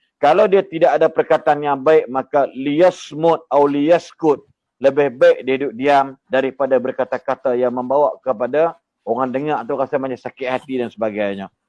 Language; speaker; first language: Malay; native; Malay